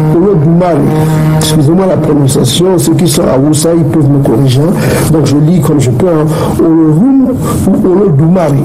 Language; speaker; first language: French; non-native, local second language; Kongo